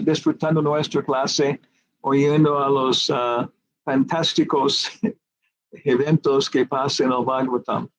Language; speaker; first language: Spanish; non-native, fluent; English